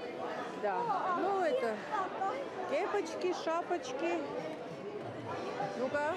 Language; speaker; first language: Russian; native; Russian